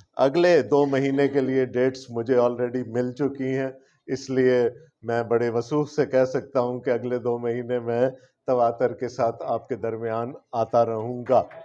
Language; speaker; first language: Urdu; non-native, local second language; Punjabi